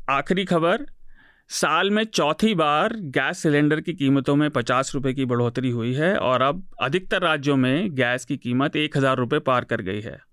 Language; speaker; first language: Hindi; native; Hindi